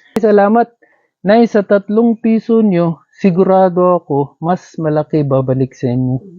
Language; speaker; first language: Filipino; non-native, learner; Urdu